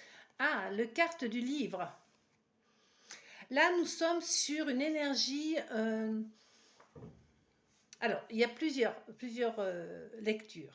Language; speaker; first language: French; native; French